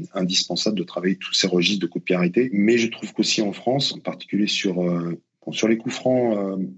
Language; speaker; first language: French; native; French